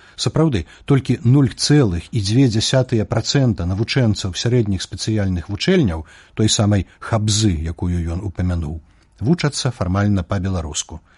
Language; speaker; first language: Belarusian; native; Belarusian